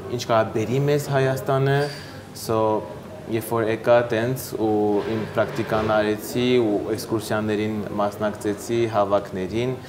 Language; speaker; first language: Armenian; early bilingual, heritage; Armenian